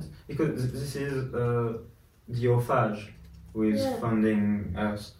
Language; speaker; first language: English; non-native, learner; French